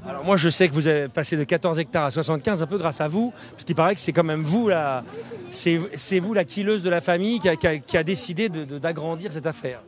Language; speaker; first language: French; native; French